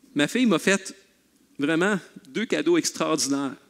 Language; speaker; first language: French; native; French